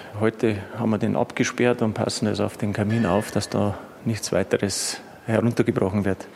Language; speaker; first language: German; native; German